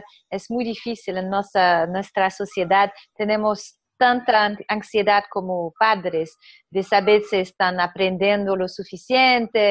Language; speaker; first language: Spanish; non-native, fluent; Portuguese